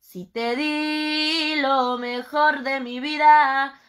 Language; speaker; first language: Spanish; native; Spanish